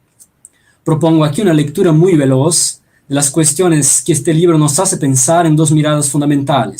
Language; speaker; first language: Spanish; native; Spanish